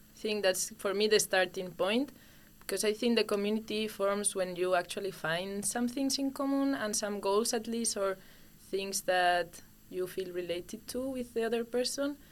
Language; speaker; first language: English; non-native, fluent; Spanish